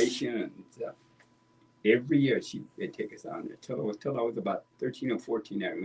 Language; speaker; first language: English; native; English